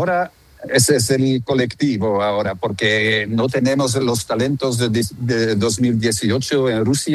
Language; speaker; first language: Spanish; non-native, fluent; Dutch